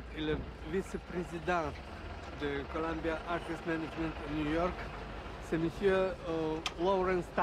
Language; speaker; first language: French; non-native, fluent; Russian